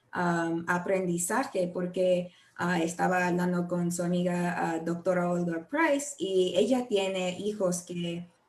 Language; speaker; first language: Spanish; non-native, learner; English